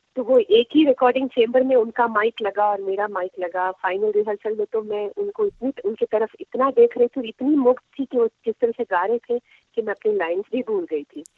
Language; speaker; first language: Hindi; non-native, local second language; Tamil